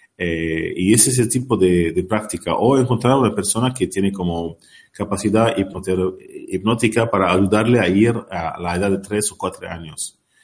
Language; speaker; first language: Spanish; non-native, learner; Arabic